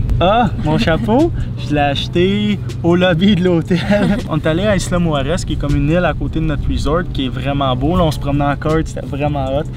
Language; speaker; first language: French; native; French